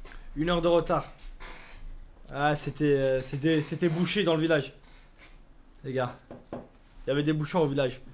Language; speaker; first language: French; native; French